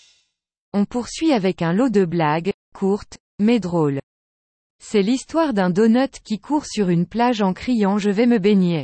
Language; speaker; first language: French; native; French